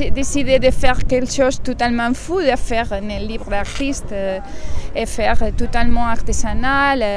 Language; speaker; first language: French; non-native, learner; Spanish